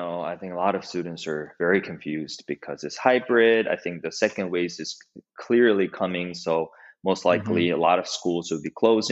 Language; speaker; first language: English; non-native, fluent; Korean